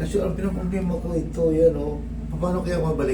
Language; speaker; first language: Filipino; native; Filipino